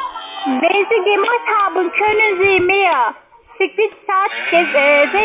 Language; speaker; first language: German; non-native, learner; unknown